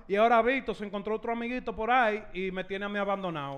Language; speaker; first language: Spanish; early bilingual, heritage; Spanish